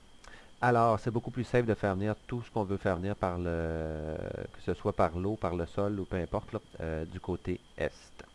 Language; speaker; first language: French; native; French